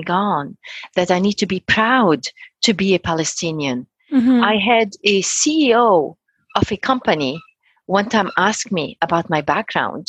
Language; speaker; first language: English; non-native, fluent; Arabic